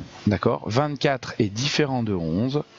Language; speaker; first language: French; native; French